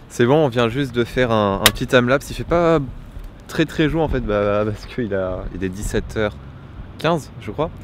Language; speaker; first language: French; native; French